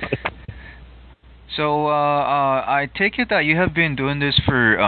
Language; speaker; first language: English; non-native, fluent; Japanese